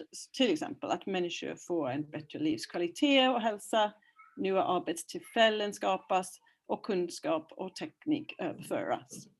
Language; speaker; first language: Swedish; non-native, fluent; English